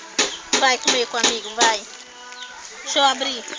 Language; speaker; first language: Portuguese; native; Portuguese